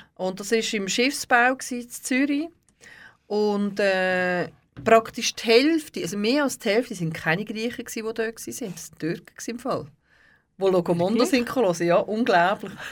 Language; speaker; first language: German; early bilingual, other home language; Turkish